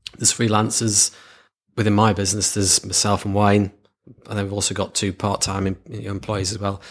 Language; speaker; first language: English; native; English